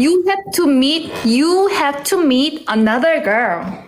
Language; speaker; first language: English; non-native, learner; Korean